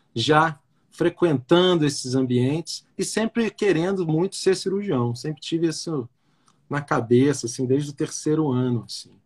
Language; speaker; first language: Portuguese; native; Portuguese